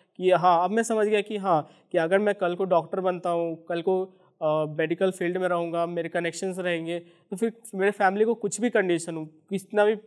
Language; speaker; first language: Hindi; native; Hindi